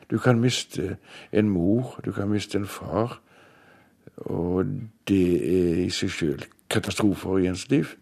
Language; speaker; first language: Norwegian; native; Norwegian